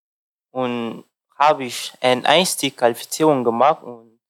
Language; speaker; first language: German; non-native, learner; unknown